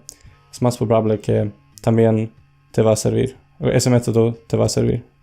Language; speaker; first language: Spanish; non-native, fluent; Swedish